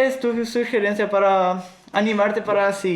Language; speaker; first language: Spanish; non-native, fluent; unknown